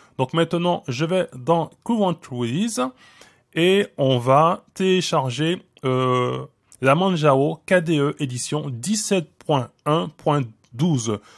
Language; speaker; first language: French; native; French